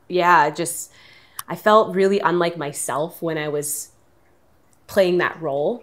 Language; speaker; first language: English; native; English